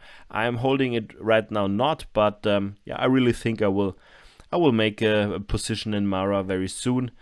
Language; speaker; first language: English; non-native, fluent; German